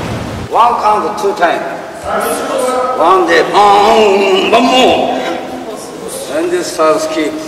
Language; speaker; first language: English; non-native, learner; Japanese